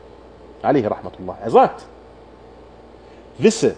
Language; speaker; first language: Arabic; non-native, fluent; German